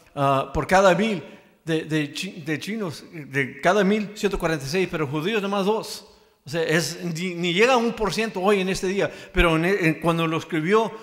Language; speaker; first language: Spanish; early bilingual, heritage; Spanish